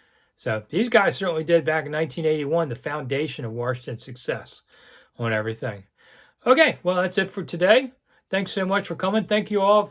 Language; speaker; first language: English; native; English